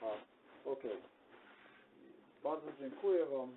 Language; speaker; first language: Polish; non-native, learner; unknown